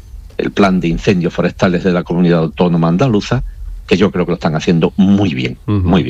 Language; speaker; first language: Spanish; native; Spanish